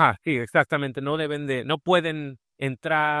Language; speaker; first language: Spanish; early bilingual, heritage; Spanish